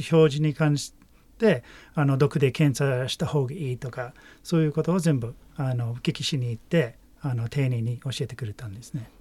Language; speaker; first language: Japanese; non-native, fluent; English